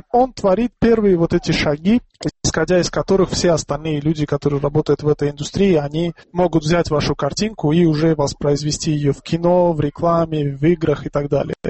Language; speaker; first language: Russian; non-native, local second language; Tajik